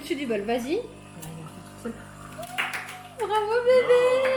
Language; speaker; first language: French; native; French